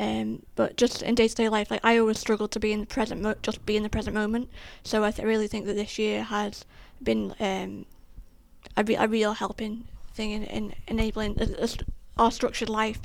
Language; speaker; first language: English; native; English